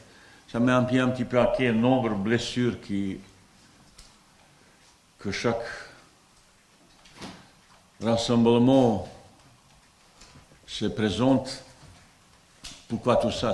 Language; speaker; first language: French; non-native, fluent; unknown